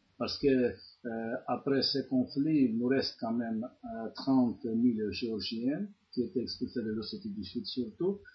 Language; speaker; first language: French; non-native, fluent; Georgian